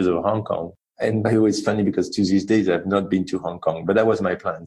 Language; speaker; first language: English; non-native, fluent; French